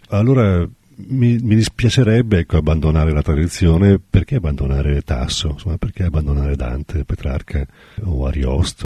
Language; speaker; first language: Italian; native; Italian